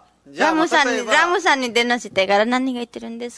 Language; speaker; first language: Japanese; non-native, learner; Nepali